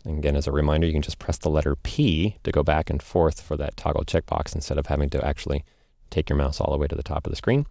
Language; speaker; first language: English; native; English